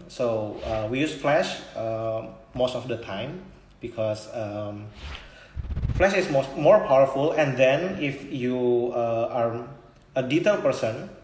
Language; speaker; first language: English; non-native, fluent; Indonesian